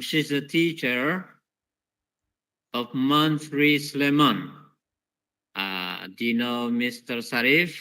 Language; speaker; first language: English; non-native, fluent; Indonesian